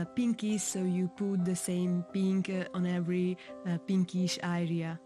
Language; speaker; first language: English; non-native, fluent; Hungarian